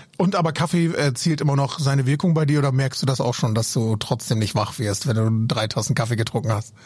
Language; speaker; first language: German; native; German